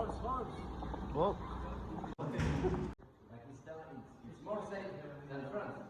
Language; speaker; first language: English; non-native, learner; French